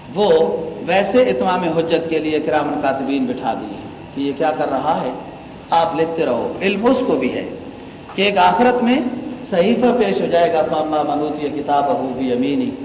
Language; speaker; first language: Urdu; native; Urdu